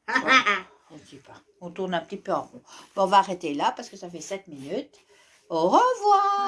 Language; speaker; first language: French; native; French